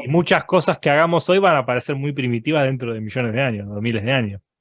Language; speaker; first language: Spanish; native; Spanish